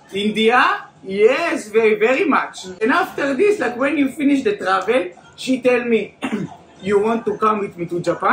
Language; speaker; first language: English; non-native, learner; Hebrew